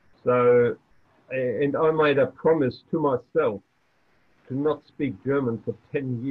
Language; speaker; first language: English; non-native, fluent; German